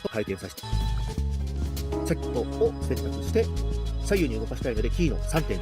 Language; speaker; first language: Japanese; native; Japanese